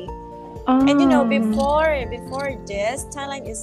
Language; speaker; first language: English; non-native, fluent; Thai